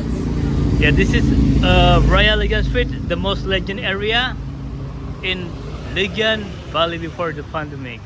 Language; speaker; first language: English; non-native, fluent; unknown